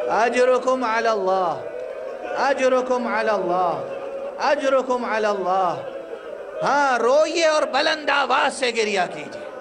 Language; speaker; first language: Urdu; native; Urdu